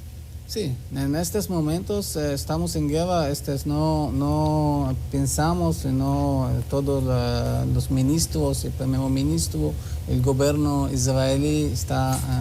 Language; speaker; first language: Spanish; non-native, learner; Hebrew